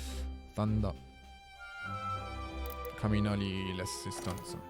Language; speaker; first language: Japanese; non-native, learner; German